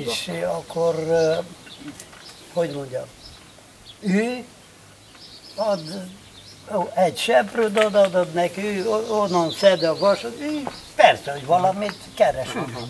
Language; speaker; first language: Hungarian; non-native, local second language; Romanian